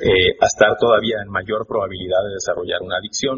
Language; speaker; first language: Spanish; native; Spanish